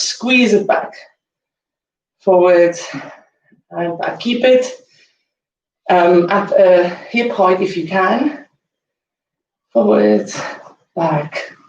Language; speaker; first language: English; native; English